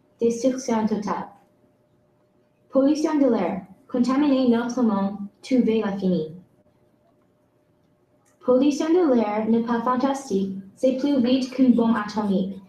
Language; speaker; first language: French; non-native, local second language; English